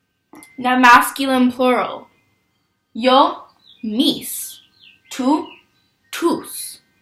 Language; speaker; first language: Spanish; non-native, learner; English